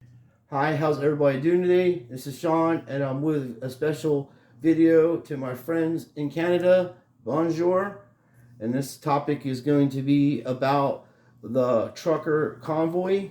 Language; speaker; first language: English; native; English